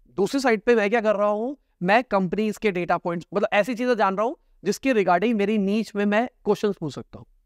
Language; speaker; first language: Hindi; native; Hindi